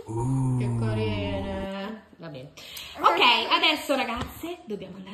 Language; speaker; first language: Italian; native; Italian